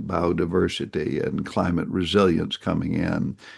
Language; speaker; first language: English; native; English